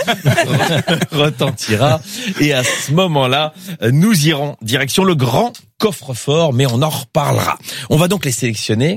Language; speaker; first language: French; native; French